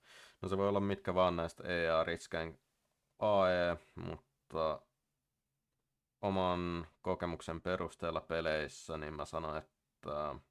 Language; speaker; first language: Finnish; native; Finnish